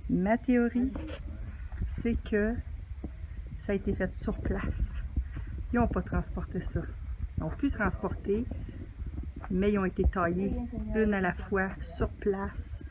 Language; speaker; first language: French; native; French